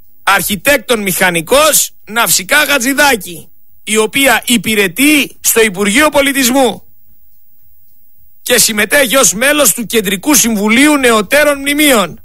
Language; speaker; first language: Greek; native; Greek